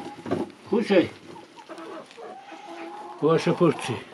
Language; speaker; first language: Russian; non-native, local second language; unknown